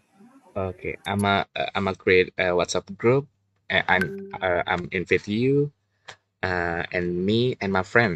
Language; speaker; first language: English; non-native, learner; Indonesian